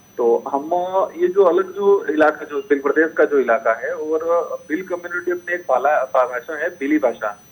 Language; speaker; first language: Hindi; non-native, local second language; Bhili